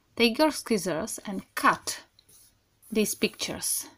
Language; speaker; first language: English; non-native, fluent; Czech